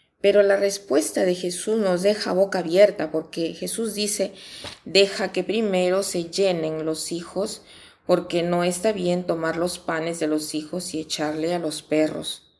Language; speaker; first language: Spanish; non-native, fluent; Italian